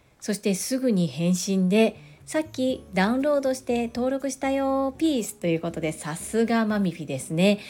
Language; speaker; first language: Japanese; native; Japanese